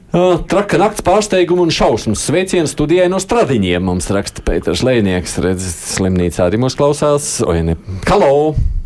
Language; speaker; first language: Latvian; native; Latvian